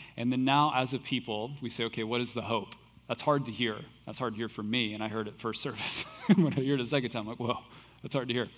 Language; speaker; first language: English; non-native, fluent; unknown